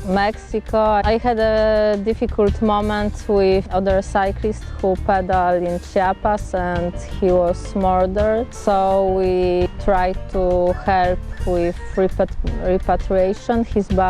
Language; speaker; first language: English; non-native, fluent; Polish